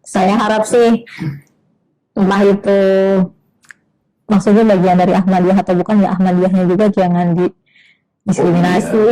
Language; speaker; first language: Indonesian; native; Indonesian